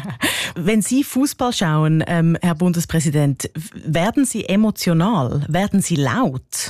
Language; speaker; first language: German; native; German